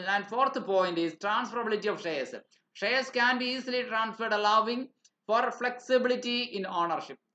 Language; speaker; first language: English; non-native, local second language; Malayalam